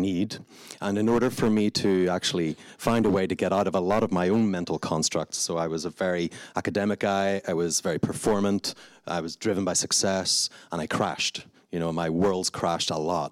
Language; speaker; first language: English; native; English